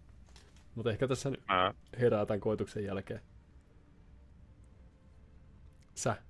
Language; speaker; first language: Finnish; native; Finnish